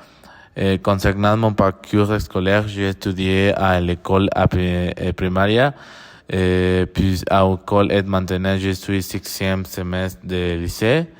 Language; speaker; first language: French; non-native, learner; Spanish